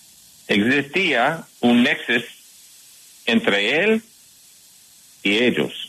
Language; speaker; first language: Spanish; non-native, fluent; English